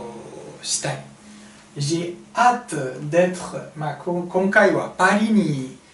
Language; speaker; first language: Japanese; non-native, fluent; French